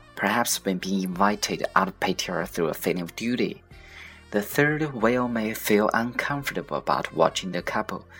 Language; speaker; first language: English; non-native, fluent; Chinese